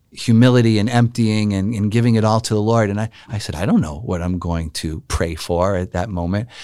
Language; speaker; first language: English; native; English